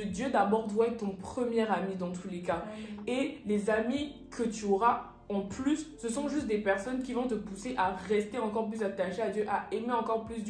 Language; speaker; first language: French; native; French